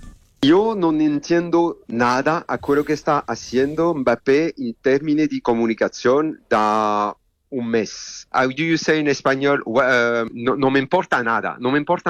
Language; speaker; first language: Spanish; non-native, learner; French